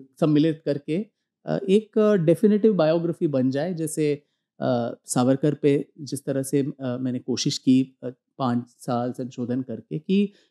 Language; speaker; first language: Hindi; non-native, local second language; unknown